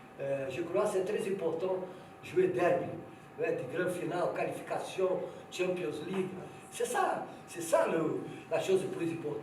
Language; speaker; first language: French; non-native, fluent; Portuguese